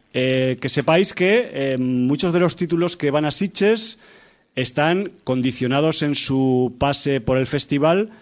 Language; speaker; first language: Spanish; native; Spanish